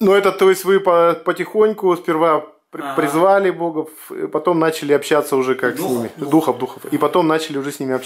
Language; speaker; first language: Russian; native; Russian